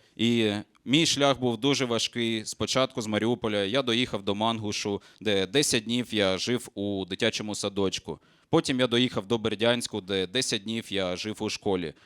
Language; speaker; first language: Ukrainian; non-native, local second language; Russian